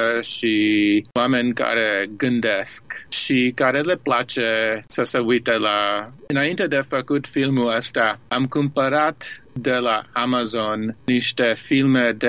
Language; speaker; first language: Romanian; early bilingual, heritage; Romanian